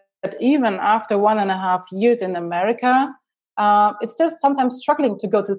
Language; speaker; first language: English; non-native, fluent; German